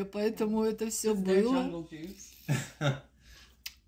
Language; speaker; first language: Russian; native; Russian